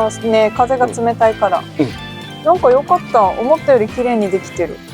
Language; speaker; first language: Japanese; native; Japanese